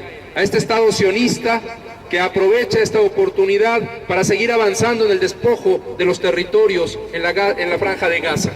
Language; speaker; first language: Spanish; native; Spanish